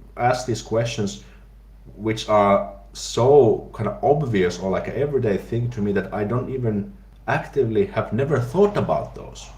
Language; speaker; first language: English; non-native, fluent; Finnish